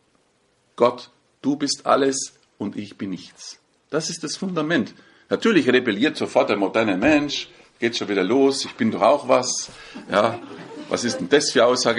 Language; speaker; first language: German; native; German